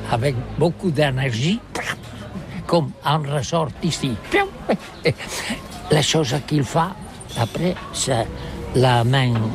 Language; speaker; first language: French; non-native, learner; Catalan